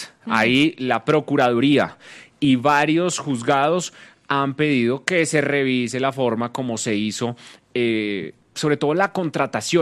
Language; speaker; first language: Spanish; native; Spanish